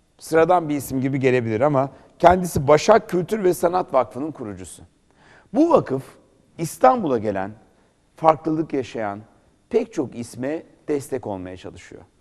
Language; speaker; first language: Turkish; native; Turkish